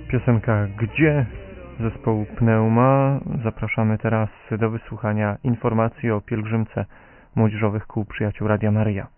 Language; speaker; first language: Polish; native; Polish